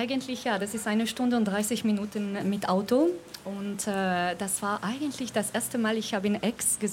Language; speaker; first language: German; non-native, fluent; French